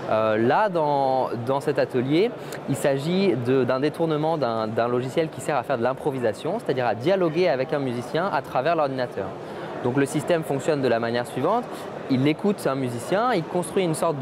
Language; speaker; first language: French; native; French